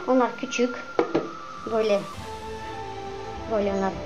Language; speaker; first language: Turkish; non-native, learner; Russian